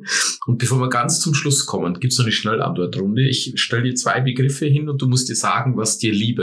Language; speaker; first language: German; native; German